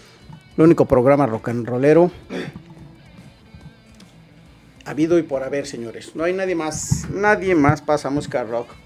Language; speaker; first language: Spanish; native; Spanish